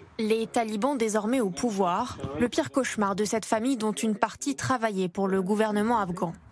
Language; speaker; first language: French; native; French